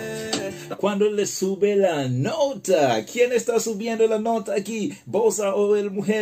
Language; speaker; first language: Spanish; non-native, learner; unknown